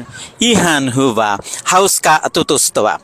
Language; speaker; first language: Finnish; non-native, fluent; Bangla